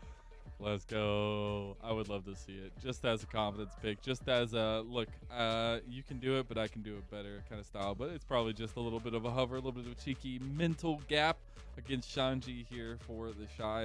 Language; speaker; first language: English; native; English